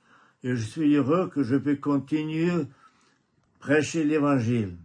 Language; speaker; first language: French; non-native, fluent; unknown